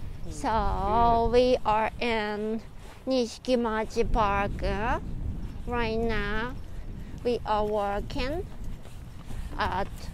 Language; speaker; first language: English; non-native, learner; Japanese